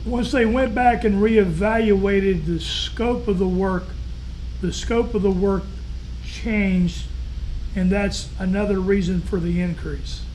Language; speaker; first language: English; native; English